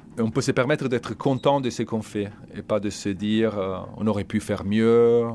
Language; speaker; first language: French; non-native, fluent; Italian